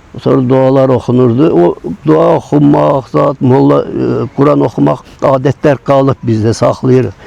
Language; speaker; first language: Azerbaijani; non-native, local second language; Lezghian